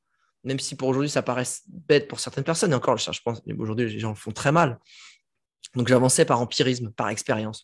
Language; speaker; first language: French; native; French